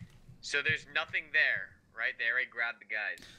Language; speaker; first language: English; native; English